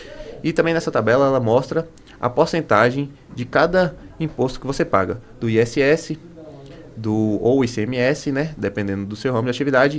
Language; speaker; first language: Portuguese; native; Portuguese